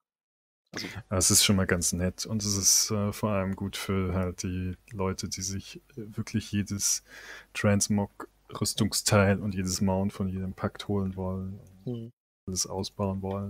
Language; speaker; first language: German; native; German